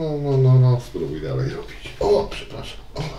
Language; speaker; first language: Polish; native; Polish